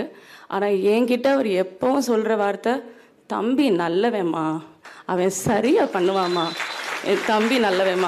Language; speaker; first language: Tamil; native; Tamil